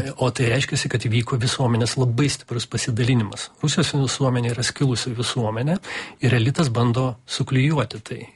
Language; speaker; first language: Lithuanian; non-native, local second language; Russian